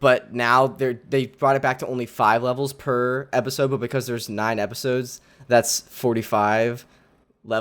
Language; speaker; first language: English; native; English